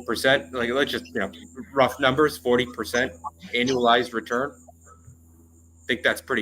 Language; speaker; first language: English; native; English